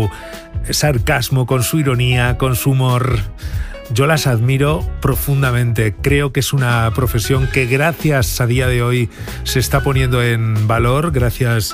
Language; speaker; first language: Spanish; native; Spanish